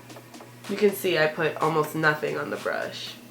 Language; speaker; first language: English; native; English